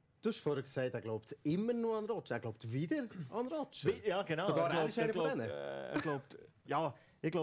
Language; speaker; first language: German; native; German